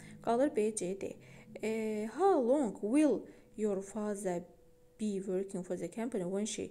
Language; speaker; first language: English; non-native, fluent; Azerbaijani